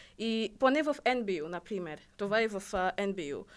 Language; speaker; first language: Bulgarian; non-native, learner; Rundi